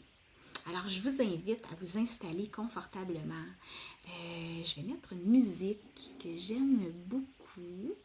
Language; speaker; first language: French; native; French